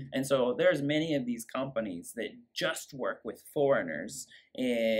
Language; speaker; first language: English; native; English